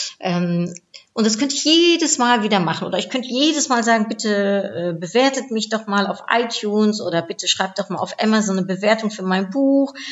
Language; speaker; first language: German; non-native, fluent; Dutch